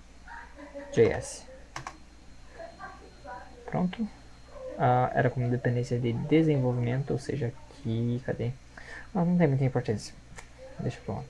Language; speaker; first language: Portuguese; native; Portuguese